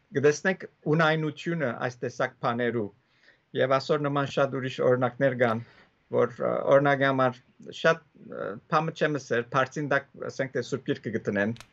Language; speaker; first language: Armenian; early bilingual, heritage; Armenian